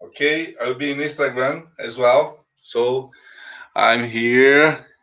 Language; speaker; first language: English; non-native, fluent; Portuguese